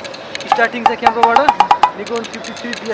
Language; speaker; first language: English; non-native, learner; Nepali